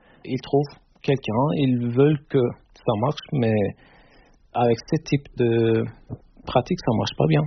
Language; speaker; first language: French; non-native, fluent; Turkish